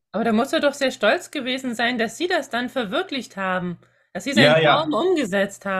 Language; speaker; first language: German; native; German